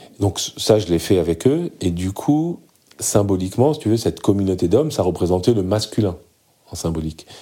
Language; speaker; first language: French; early bilingual, other home language; Arabic